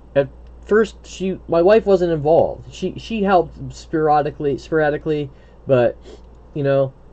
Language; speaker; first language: English; native; English